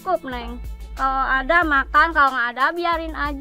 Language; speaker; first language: Indonesian; native; Indonesian